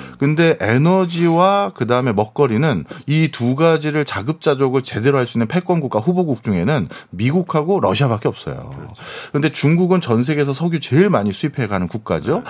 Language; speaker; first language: Korean; native; Korean